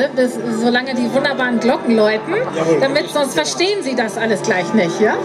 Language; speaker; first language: German; non-native, fluent; French